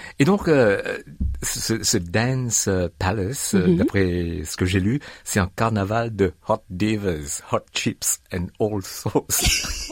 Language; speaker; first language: French; native; French